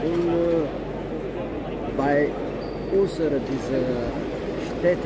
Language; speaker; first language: German; non-native, learner; Albanian